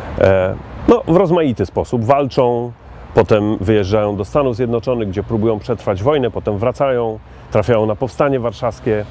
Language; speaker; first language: Polish; native; Polish